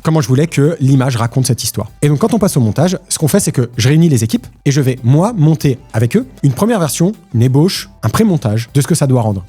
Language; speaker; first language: French; native; French